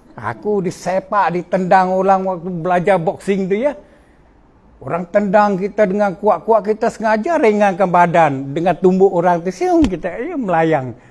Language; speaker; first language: Malay; non-native, local second language; Min Nan Chinese